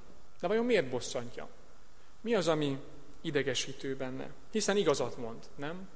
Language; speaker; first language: Hungarian; native; Hungarian